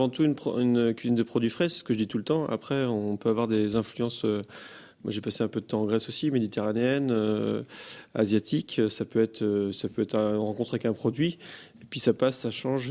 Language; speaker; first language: French; native; French